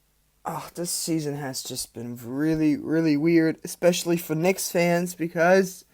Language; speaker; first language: English; native; English